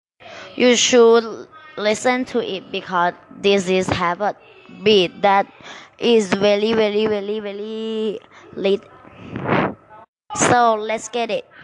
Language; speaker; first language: English; non-native, learner; Thai